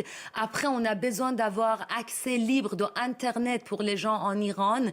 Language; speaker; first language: French; non-native, learner; Persian